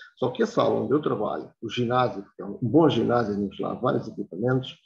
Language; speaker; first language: Portuguese; native; Portuguese